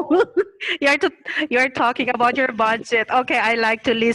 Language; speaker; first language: English; non-native, learner; Thai